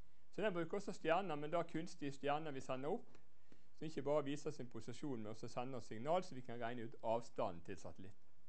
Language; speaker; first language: Norwegian; native; Norwegian